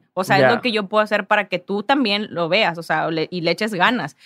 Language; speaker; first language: Spanish; native; Spanish